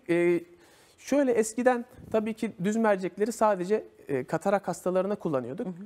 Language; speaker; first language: Turkish; native; Turkish